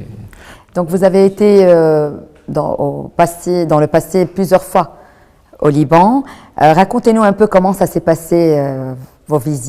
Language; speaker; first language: French; non-native, local second language; Arabic